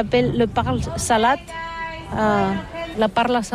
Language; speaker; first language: French; non-native, learner; Catalan